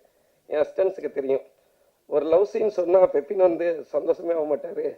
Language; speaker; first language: Tamil; native; Tamil